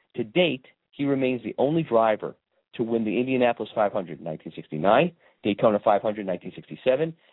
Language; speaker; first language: English; native; English